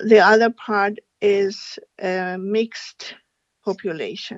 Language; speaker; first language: English; non-native, fluent; Spanish